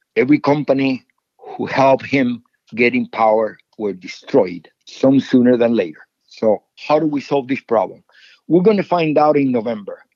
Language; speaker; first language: English; non-native, fluent; Spanish